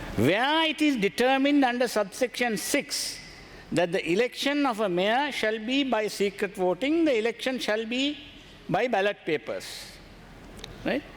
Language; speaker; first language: English; non-native, local second language; Sinhala